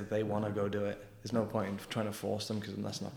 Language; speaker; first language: English; native; English